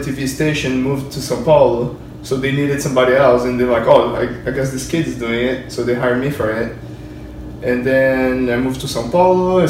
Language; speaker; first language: English; non-native, fluent; Portuguese